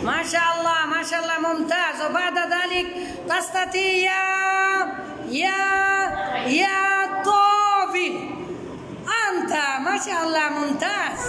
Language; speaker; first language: Arabic; non-native, fluent; Bangla